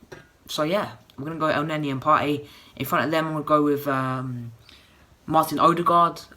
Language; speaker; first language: English; native; English